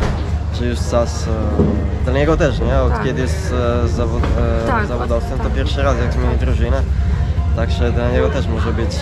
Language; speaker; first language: Polish; non-native, fluent; Italian